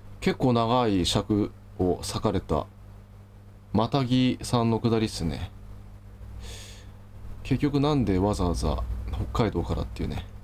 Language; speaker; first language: Japanese; native; Japanese